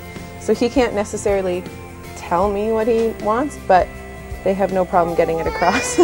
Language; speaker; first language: English; native; English